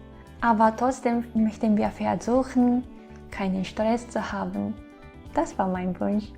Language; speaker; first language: German; non-native, fluent; Japanese